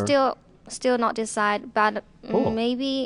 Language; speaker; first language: English; non-native, learner; Japanese